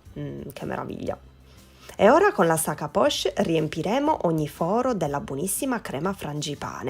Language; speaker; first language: Italian; native; Italian